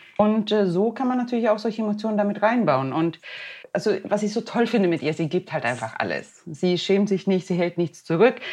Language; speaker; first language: German; non-native, fluent; Swedish